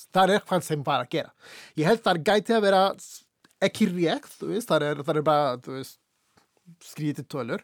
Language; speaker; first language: Icelandic; non-native, fluent; Spanish